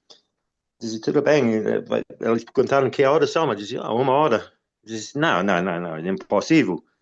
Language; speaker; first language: Portuguese; non-native, fluent; English